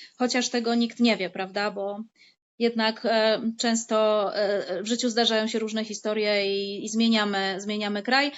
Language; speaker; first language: Polish; native; Polish